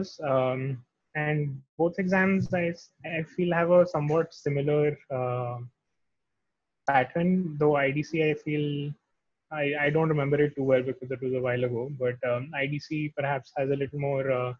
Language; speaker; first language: English; non-native, local second language; Hindi